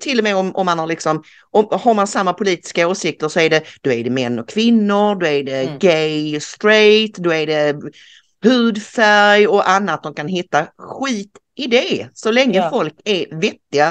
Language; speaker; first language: Swedish; native; Swedish